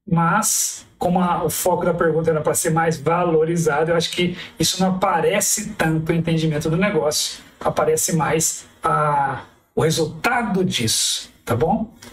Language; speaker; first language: Portuguese; native; Portuguese